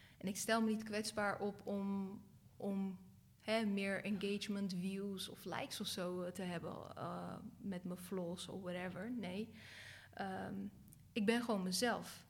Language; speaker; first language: Dutch; early bilingual, other home language; Turkish